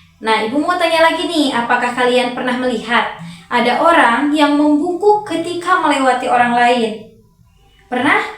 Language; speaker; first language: Indonesian; native; Indonesian